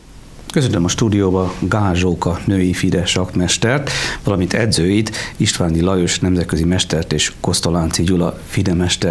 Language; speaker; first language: Hungarian; native; Hungarian